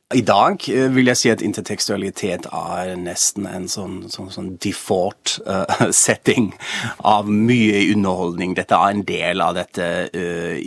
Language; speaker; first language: Norwegian; non-native, fluent; German